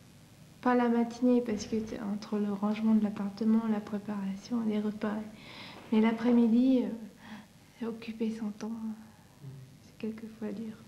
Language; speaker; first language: French; native; French